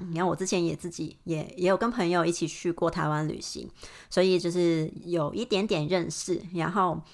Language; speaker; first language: Chinese; non-native, fluent; Cantonese